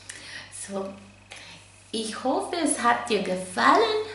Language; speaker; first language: German; non-native, fluent; English